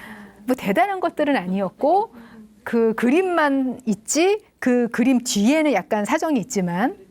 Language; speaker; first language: Korean; native; Korean